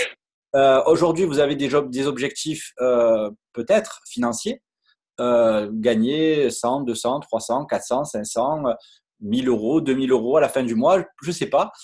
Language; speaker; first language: French; native; French